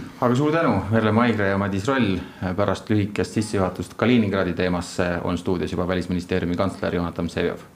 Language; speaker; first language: Estonian; native; Estonian